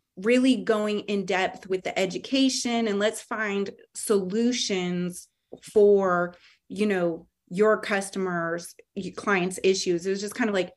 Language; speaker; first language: English; native; English